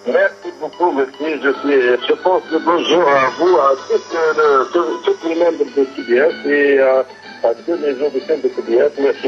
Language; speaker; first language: French; non-native, local second language; Arabic